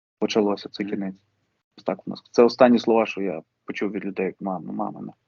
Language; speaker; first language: Ukrainian; non-native, local second language; Russian